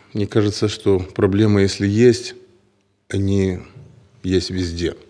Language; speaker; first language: Russian; native; Russian